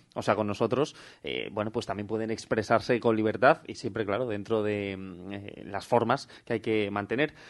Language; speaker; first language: Spanish; native; Spanish